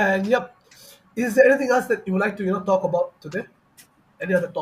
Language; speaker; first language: English; non-native, fluent; Bangla